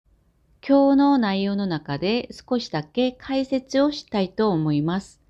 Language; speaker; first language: Japanese; non-native, fluent; Korean